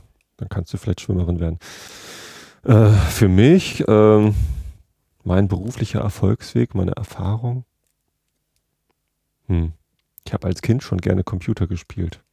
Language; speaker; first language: German; native; German